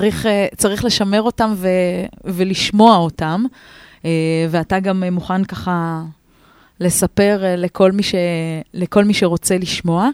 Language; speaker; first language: Hebrew; native; Hebrew